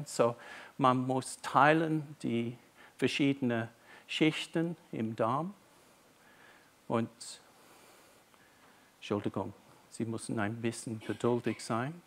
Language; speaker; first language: German; non-native, fluent; English